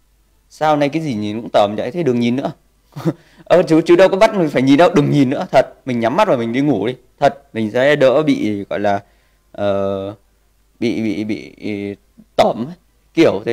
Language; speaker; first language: Vietnamese; native; Vietnamese